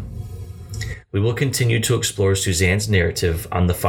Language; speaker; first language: English; native; English